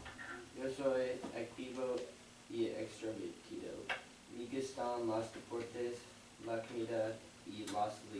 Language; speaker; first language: Spanish; non-native, learner; English